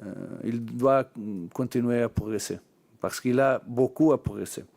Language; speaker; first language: French; non-native, learner; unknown